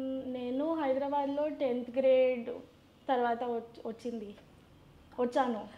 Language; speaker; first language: Telugu; non-native, learner; Gujarati